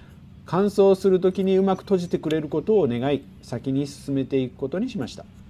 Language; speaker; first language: Japanese; native; Japanese